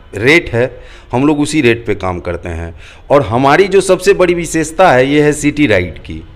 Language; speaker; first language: Hindi; native; Hindi